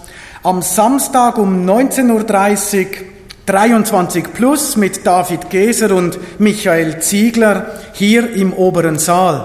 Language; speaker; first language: German; native; German